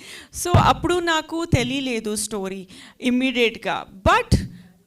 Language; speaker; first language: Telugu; non-native, local second language; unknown